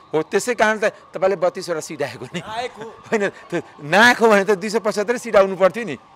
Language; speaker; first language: Nepali; non-native, local second language; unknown